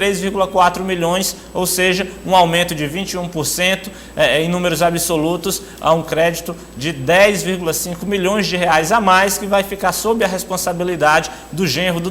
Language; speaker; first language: Portuguese; native; Portuguese